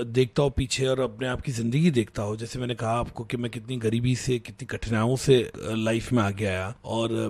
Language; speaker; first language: Hindi; native; Hindi